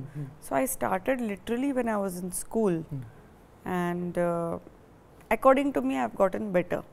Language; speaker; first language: Telugu; non-native, fluent; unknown